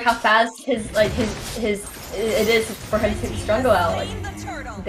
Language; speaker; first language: English; native; English